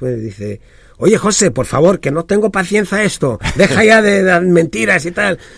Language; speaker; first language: Spanish; early bilingual, other home language; Hebrew